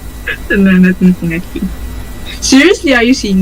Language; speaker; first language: English; non-native, learner; Malay